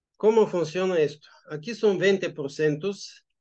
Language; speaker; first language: Spanish; non-native, fluent; Bulgarian